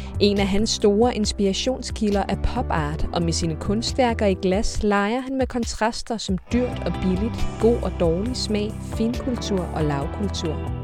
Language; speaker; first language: Danish; native; Danish